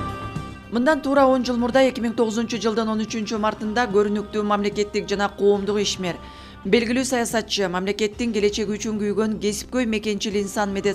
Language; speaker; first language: Kyrgyz; native; Kyrgyz